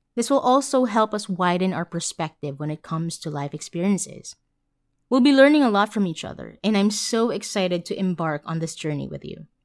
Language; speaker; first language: English; non-native, local second language; Filipino